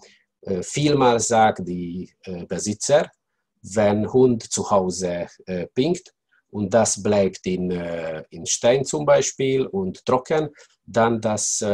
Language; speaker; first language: German; non-native, learner; Hungarian